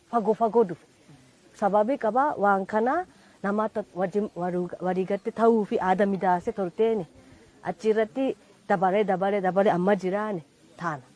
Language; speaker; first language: Oromo; non-native, fluent; Japanese